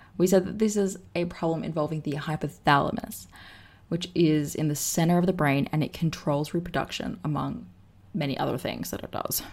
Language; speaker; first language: English; native; English